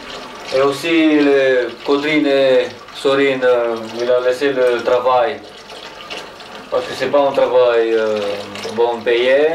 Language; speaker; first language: French; non-native, learner; Romanian